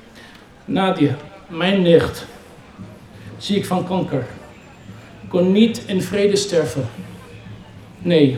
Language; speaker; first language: Dutch; non-native, fluent; Arabic